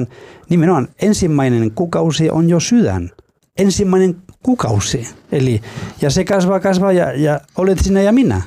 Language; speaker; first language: Finnish; non-native, fluent; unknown